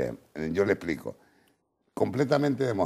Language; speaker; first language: Spanish; native; Spanish